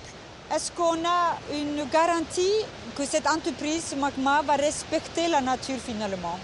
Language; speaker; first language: French; non-native, fluent; Icelandic